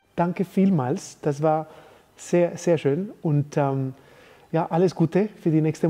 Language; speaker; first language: German; non-native, fluent; Spanish